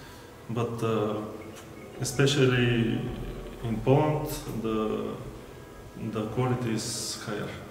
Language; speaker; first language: English; non-native, fluent; Bulgarian